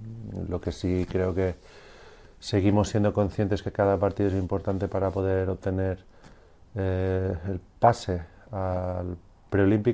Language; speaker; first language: Spanish; native; Spanish